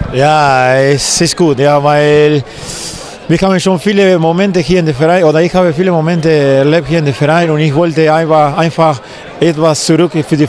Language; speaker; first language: German; non-native, fluent; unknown